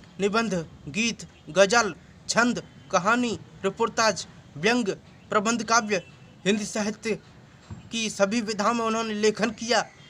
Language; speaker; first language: Hindi; native; Hindi